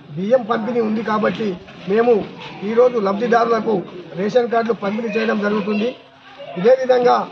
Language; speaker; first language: Telugu; native; Telugu